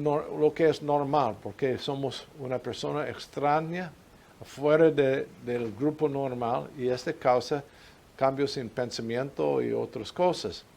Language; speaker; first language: Spanish; non-native, fluent; English